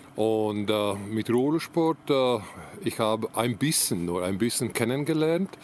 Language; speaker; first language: German; non-native, learner; Latvian